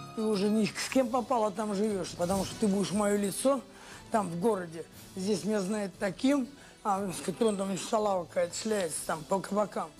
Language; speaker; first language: Russian; native; Russian